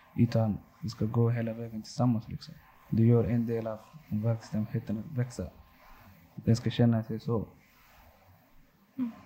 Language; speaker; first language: Swedish; non-native, local second language; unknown